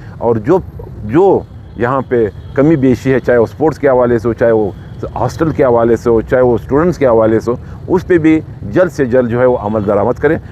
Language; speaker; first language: Urdu; non-native, local second language; Pashto